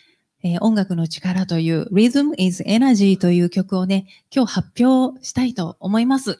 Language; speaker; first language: Japanese; native; Japanese